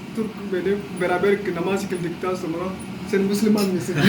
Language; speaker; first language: Turkish; non-native, learner; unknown